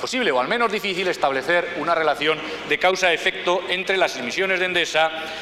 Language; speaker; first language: Spanish; native; Spanish